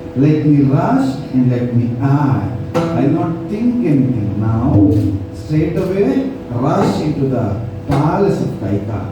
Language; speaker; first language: English; non-native, local second language; Kannada